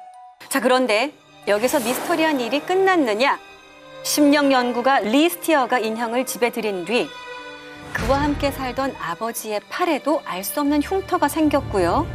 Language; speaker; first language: Korean; native; Korean